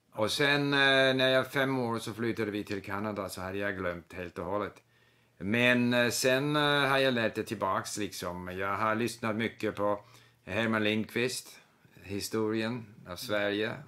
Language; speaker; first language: Swedish; early bilingual, other home language; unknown